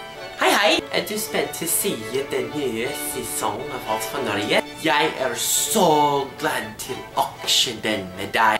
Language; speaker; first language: Norwegian; non-native, learner; English